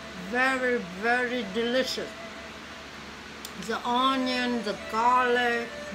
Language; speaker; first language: English; non-native, fluent; Vietnamese